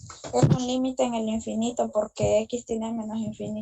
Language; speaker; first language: Spanish; native; Spanish